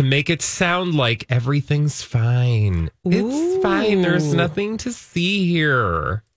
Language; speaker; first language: English; native; English